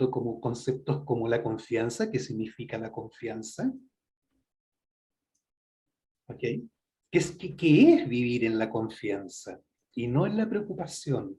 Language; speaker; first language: Spanish; native; Spanish